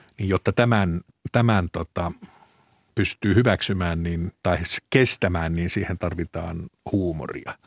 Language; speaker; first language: Finnish; native; Finnish